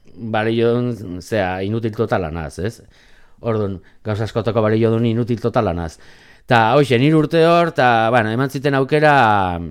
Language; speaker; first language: Basque; non-native, local second language; Spanish